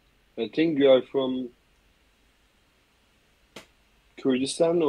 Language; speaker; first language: English; non-native, fluent; Turkish